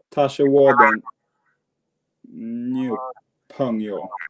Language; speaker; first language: Chinese; non-native, learner; English